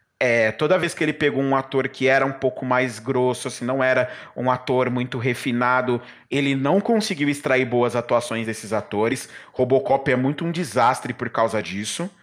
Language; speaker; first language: Portuguese; native; Portuguese